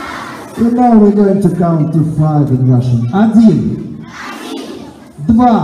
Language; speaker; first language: English; non-native, fluent; Russian